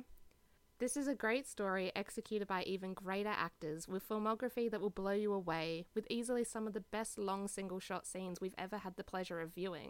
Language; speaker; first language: English; native; English